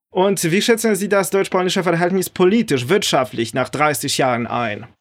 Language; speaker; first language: German; non-native, fluent; Polish